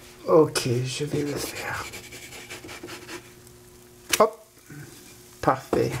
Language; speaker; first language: French; non-native, learner; English